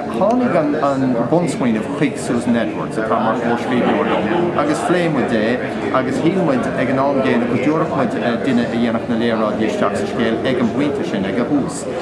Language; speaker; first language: Irish; native; Irish